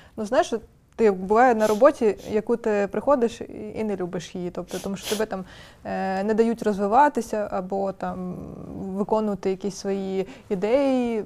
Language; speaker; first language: Ukrainian; native; Ukrainian